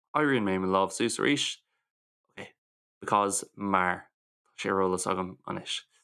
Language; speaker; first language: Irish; non-native, local second language; English